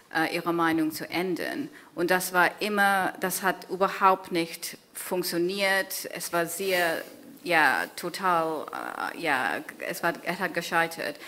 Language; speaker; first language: German; non-native, fluent; English